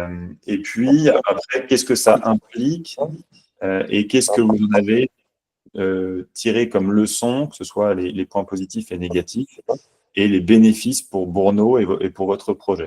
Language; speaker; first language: French; native; French